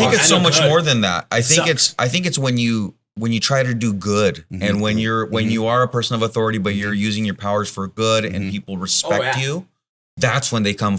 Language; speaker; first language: English; native; English